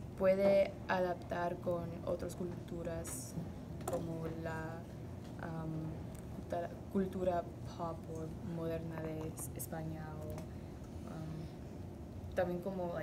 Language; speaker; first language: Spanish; non-native, learner; English